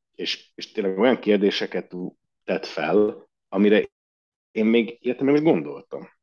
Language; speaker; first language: Hungarian; early bilingual, heritage; Hungarian